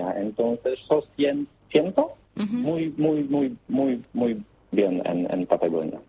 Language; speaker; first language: Spanish; non-native, learner; Polish